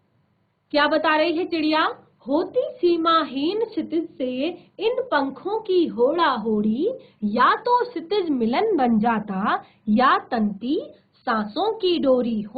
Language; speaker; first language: Hindi; native; Hindi